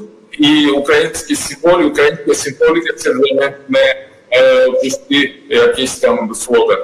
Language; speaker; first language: Ukrainian; non-native, fluent; Georgian